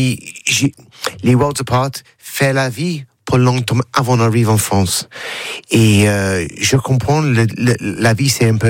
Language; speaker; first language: French; non-native, learner; English